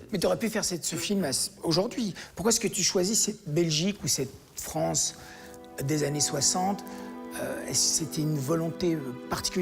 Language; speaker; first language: French; native; French